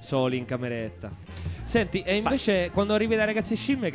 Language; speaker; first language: Italian; native; Italian